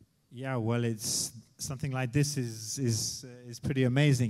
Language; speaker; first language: English; native; English